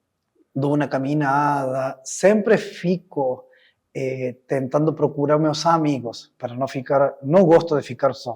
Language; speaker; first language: Portuguese; non-native, fluent; Spanish